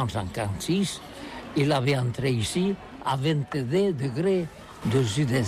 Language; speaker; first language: French; non-native, learner; Catalan